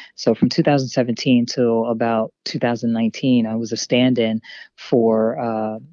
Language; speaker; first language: English; native; English